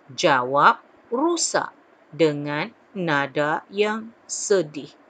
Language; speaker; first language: Malay; non-native, local second language; Chinese